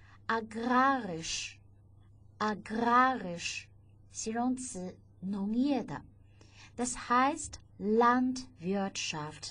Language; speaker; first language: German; non-native, fluent; Chinese